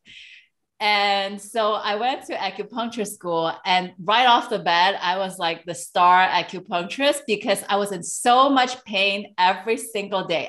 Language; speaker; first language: English; non-native, local second language; Cantonese